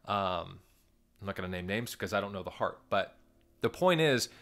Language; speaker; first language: English; native; English